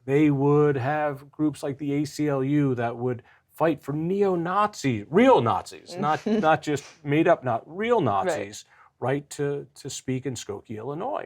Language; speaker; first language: English; native; English